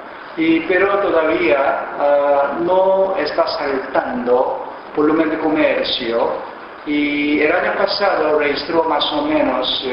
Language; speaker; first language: Spanish; non-native, fluent; Korean